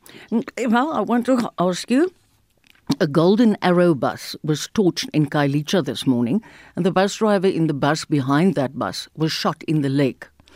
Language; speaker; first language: English; non-native, local second language; Afrikaans